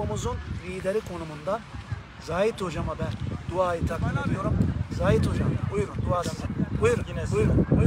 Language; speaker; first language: Turkish; native; Turkish